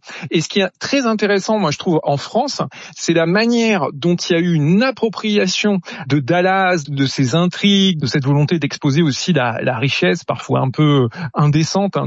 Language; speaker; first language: French; native; French